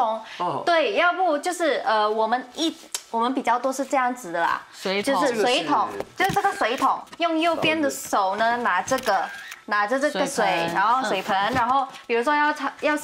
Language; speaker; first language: Chinese; non-native, fluent; Indonesian